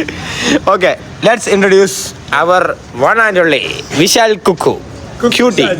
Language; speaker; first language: English; non-native, local second language; Malayalam